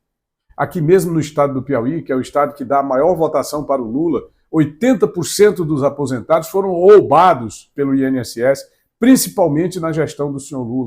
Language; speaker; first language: Portuguese; native; Portuguese